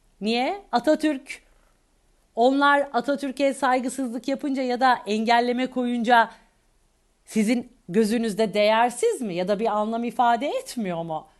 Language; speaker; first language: Turkish; native; Turkish